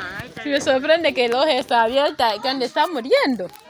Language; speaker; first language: Spanish; non-native, learner; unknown